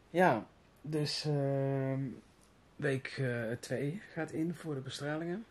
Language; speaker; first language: Dutch; native; Dutch